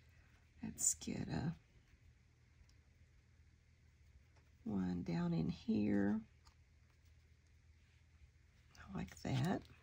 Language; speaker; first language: English; native; English